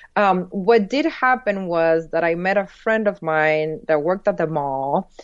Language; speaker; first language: English; early bilingual, other home language; Spanish